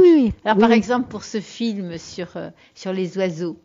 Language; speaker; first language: French; native; French